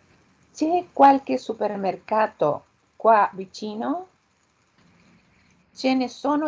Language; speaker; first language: Italian; non-native, learner; Spanish